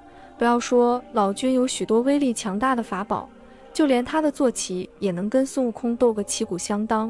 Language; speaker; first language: Chinese; native; Chinese